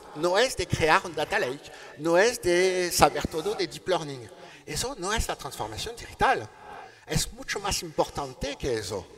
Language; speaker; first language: Spanish; non-native, learner; French